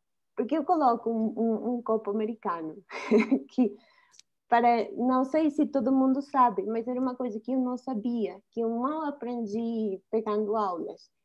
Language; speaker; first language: Portuguese; non-native, fluent; Spanish